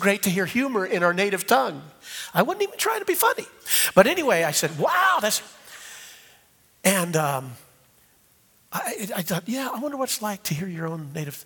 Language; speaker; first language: English; native; English